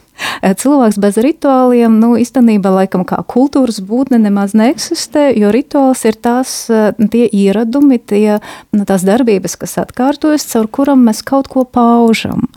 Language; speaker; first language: Latvian; non-native, local second language; Russian